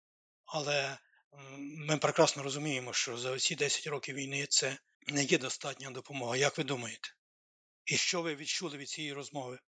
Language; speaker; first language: Ukrainian; native; Ukrainian